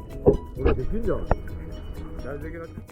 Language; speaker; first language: Japanese; native; Japanese